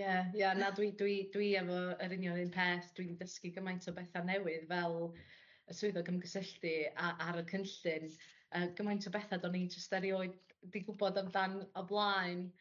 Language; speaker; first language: Welsh; native; Welsh